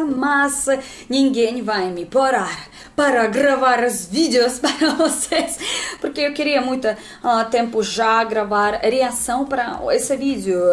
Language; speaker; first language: Portuguese; non-native, learner; Russian